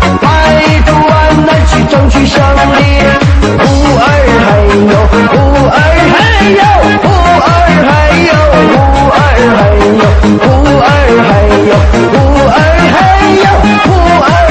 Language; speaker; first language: Chinese; native; Chinese